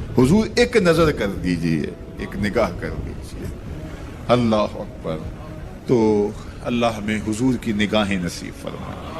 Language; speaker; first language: Urdu; non-native, local second language; Punjabi